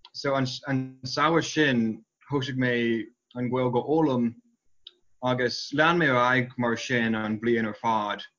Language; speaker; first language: Irish; non-native, fluent; English